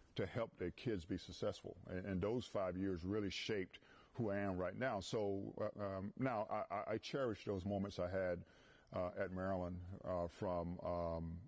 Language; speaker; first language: English; native; English